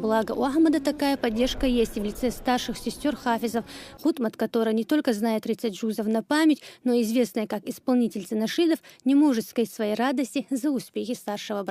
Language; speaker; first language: Russian; native; Russian